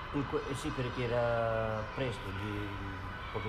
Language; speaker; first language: Italian; non-native, fluent; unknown